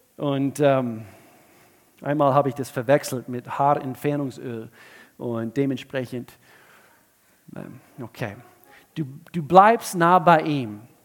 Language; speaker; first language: German; non-native, fluent; English